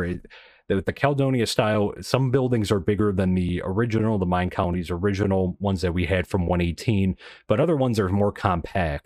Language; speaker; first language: English; native; English